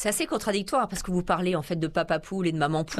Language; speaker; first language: French; native; French